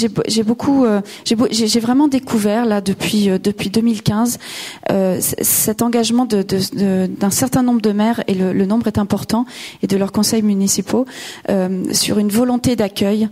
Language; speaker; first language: French; native; French